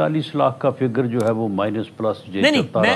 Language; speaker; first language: Urdu; non-native, local second language; Punjabi